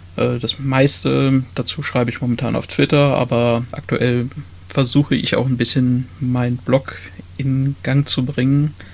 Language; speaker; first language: German; native; German